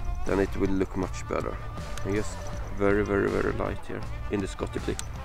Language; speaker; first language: English; non-native, fluent; Swedish